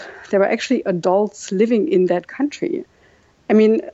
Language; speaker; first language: English; non-native, fluent; German